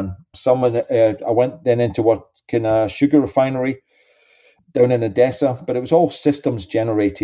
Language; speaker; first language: English; native; English